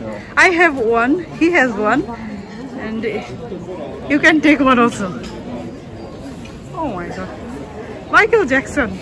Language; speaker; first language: English; non-native, local second language; Bangla